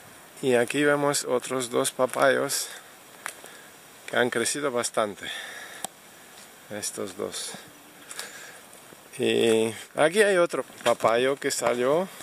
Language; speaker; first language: Spanish; non-native, fluent; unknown